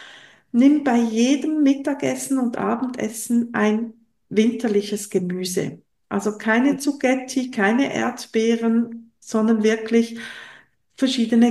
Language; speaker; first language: German; non-native, local second language; French